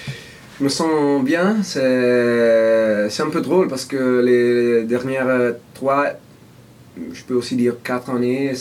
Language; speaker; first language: French; non-native, fluent; Italian